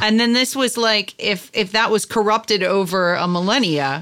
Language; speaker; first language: English; native; English